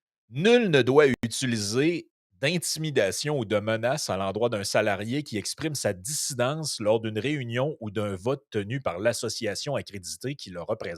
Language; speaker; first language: French; native; French